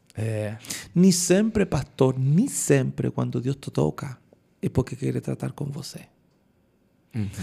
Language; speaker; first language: Portuguese; non-native, fluent; Spanish